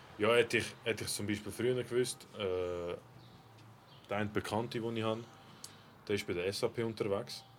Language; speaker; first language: German; early bilingual, other home language; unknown